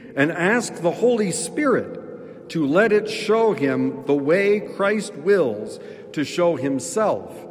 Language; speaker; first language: English; native; English